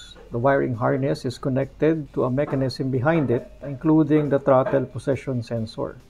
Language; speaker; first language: English; non-native, local second language; Filipino